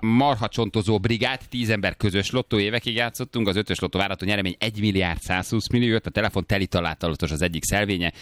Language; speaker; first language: Hungarian; native; Hungarian